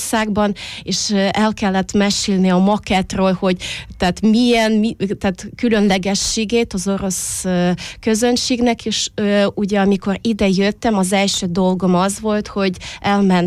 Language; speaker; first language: Hungarian; non-native, fluent; Russian